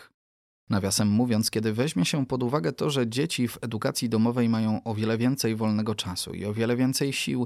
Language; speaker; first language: Polish; native; Polish